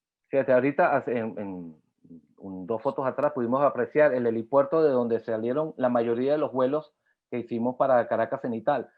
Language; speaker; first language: Spanish; native; Spanish